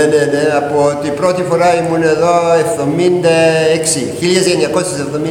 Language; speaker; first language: Greek; non-native, learner; English